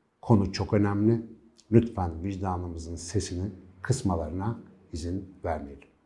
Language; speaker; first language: Turkish; native; Turkish